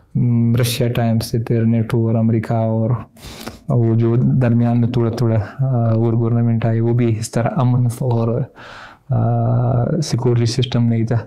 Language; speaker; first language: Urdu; non-native, fluent; Pashto